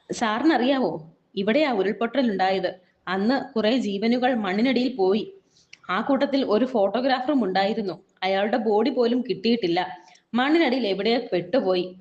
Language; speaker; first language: Malayalam; native; Malayalam